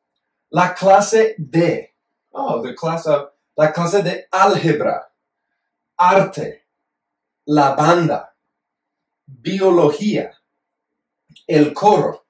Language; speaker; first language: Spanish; non-native, fluent; English